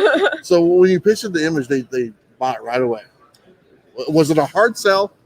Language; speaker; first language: English; native; English